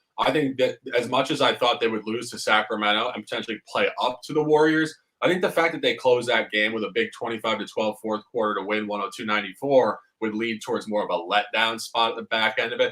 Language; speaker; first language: English; native; English